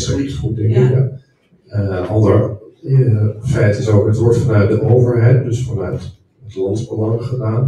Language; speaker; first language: Dutch; native; Dutch